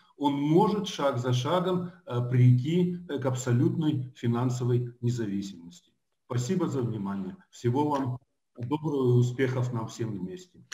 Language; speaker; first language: Russian; native; Russian